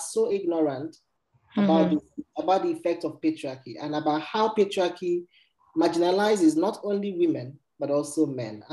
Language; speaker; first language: English; non-native, local second language; Igbo